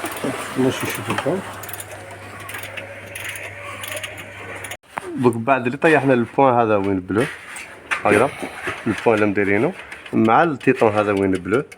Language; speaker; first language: Arabic; native; Arabic